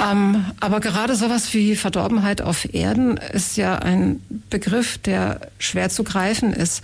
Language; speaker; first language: German; native; German